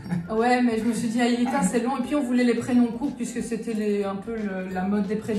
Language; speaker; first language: French; native; French